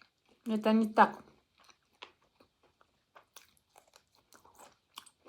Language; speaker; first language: Russian; non-native, local second language; Kazakh